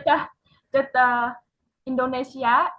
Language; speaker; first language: English; non-native, learner; Vietnamese